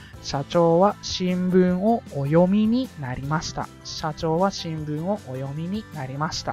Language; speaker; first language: Japanese; non-native, fluent; Filipino